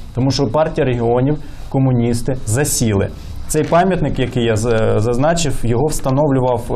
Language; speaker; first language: Ukrainian; native; Ukrainian